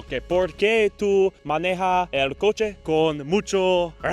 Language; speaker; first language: Spanish; non-native, learner; English